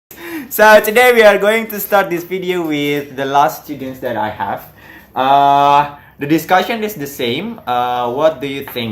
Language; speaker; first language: English; non-native, fluent; Indonesian